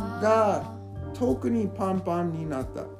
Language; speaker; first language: Japanese; non-native, learner; English